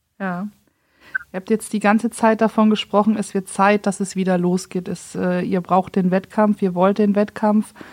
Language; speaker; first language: German; native; German